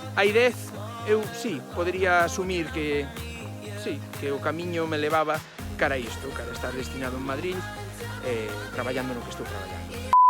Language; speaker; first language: Galician; non-native, local second language; Spanish